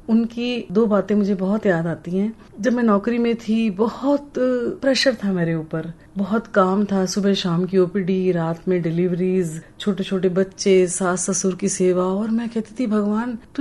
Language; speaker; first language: Hindi; native; Hindi